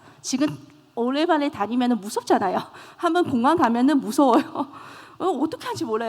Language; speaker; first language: Korean; non-native, fluent; Chinese